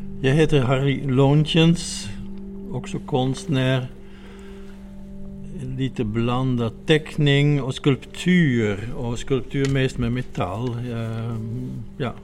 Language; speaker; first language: Swedish; non-native, fluent; Dutch